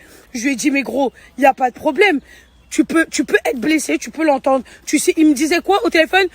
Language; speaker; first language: French; native; French